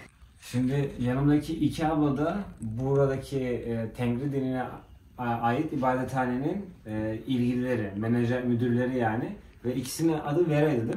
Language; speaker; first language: Turkish; native; Turkish